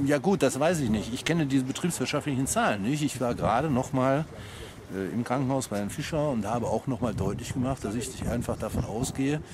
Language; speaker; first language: German; native; German